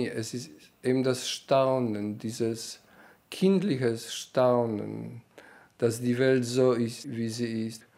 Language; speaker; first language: German; non-native, fluent; Polish